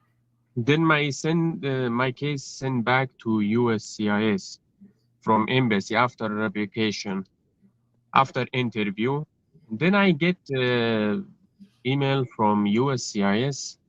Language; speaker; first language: English; non-native, learner; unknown